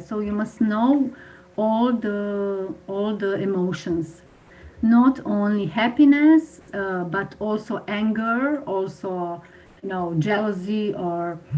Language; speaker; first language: English; non-native, fluent; Slovenian